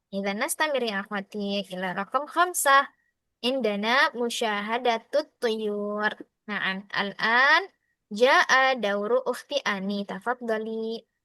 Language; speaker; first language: Arabic; non-native, fluent; Indonesian